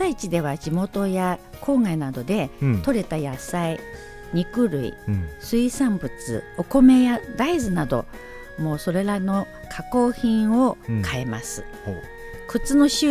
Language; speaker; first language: Japanese; non-native, fluent; Chinese